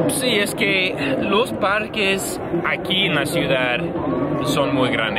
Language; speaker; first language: Spanish; non-native, learner; English